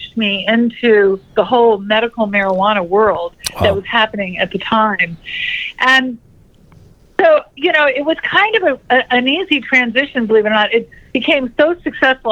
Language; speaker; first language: English; native; English